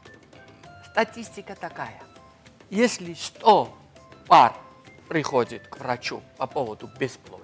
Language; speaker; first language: Russian; non-native, fluent; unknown